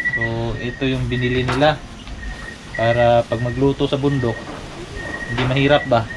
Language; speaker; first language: Filipino; non-native, local second language; Cebuano